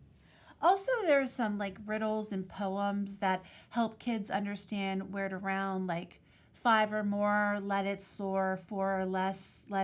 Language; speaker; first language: English; native; English